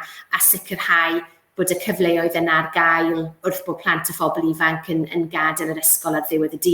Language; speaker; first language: Welsh; native; Welsh